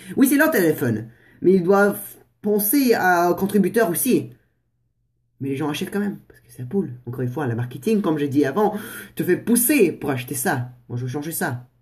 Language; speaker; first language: French; non-native, fluent; Russian